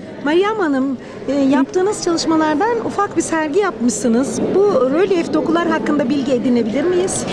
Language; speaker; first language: Turkish; native; Turkish